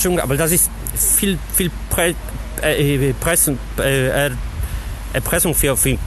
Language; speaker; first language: German; non-native, learner; Polish